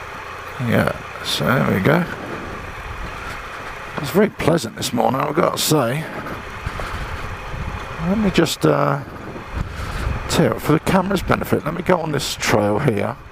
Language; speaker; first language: English; native; English